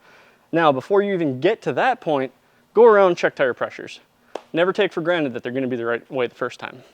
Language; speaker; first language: English; native; English